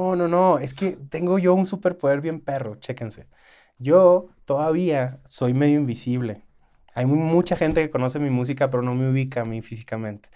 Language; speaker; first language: Spanish; native; Spanish